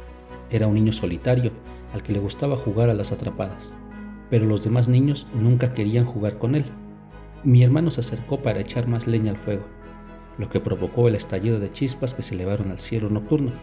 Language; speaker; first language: Spanish; native; Spanish